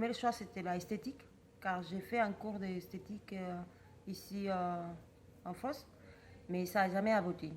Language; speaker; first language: French; non-native, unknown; Spanish